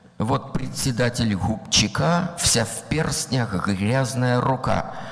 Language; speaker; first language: Russian; native; Russian